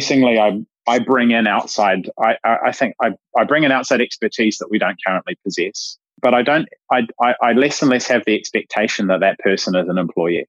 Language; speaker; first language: English; native; English